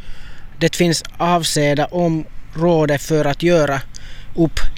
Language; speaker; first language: Swedish; non-native, local second language; Finnish